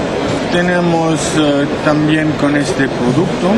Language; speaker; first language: Spanish; non-native, learner; French